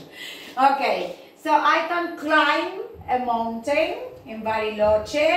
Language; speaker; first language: English; non-native, fluent; Spanish